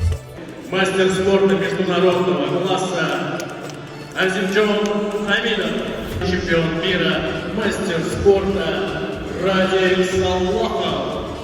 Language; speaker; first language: Russian; native; Russian